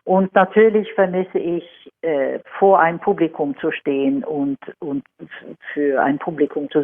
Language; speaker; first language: German; non-native, fluent; Swedish